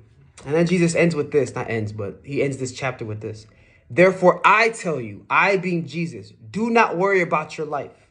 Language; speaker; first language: English; native; English